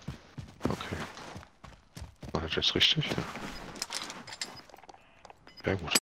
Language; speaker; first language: German; native; German